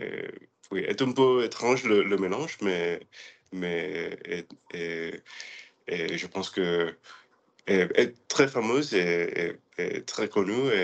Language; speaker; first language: French; non-native, learner; English